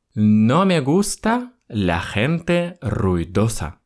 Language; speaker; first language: Spanish; non-native, fluent; Russian